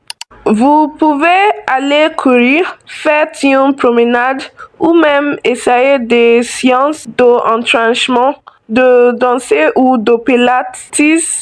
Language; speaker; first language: French; non-native, learner; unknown